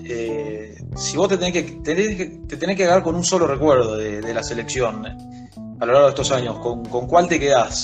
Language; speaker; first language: Spanish; native; Spanish